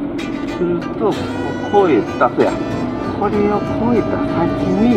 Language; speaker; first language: Japanese; native; Japanese